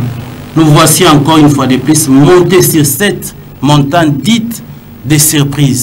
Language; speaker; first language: French; non-native, local second language; Lingala